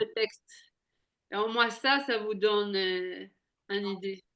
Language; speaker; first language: French; non-native, fluent; Hebrew